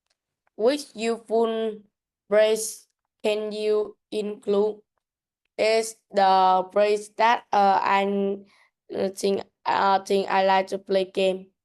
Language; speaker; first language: English; non-native, learner; Vietnamese